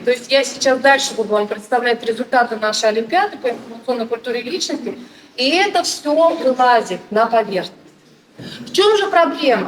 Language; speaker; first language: Russian; native; Russian